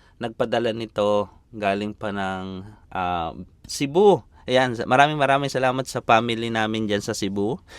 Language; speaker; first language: Filipino; native; Filipino